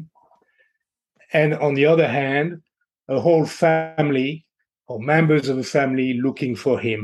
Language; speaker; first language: English; non-native, fluent; French